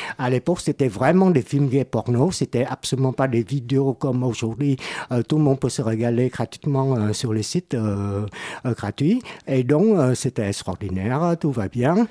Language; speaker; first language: French; non-native, fluent; Vietnamese